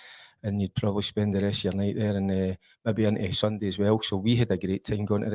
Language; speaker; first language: English; native; English